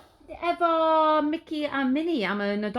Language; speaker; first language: Welsh; non-native, learner; English